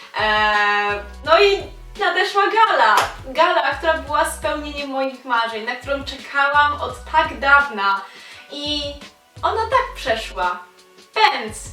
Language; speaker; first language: Polish; native; Polish